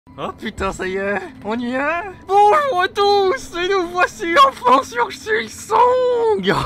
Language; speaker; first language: French; native; French